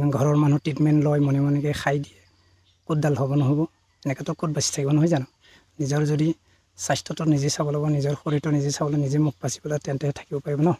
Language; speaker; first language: Assamese; non-native, local second language; Bodo